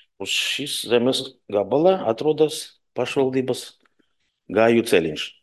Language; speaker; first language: Latvian; non-native, local second language; Russian